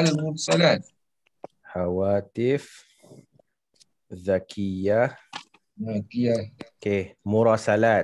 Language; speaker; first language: Arabic; non-native, fluent; Malay